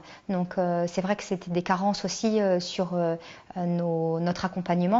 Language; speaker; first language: French; native; French